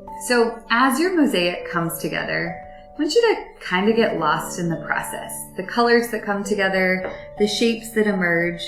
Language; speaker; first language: English; native; English